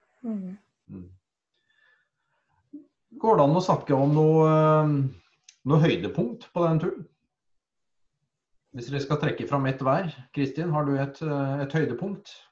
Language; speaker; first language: Norwegian; native; Norwegian